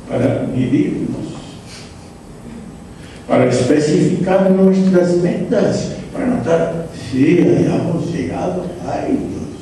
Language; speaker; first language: Spanish; non-native, fluent; English